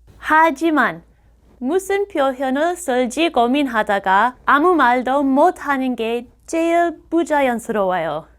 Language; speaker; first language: Korean; non-native, fluent; English